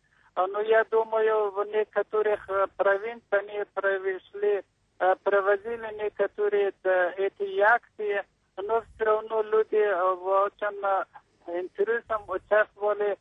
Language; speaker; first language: Russian; non-native, learner; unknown